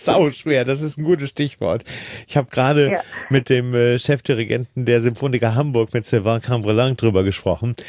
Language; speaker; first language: German; native; German